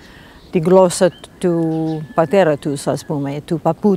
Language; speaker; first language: Greek; non-native, fluent; English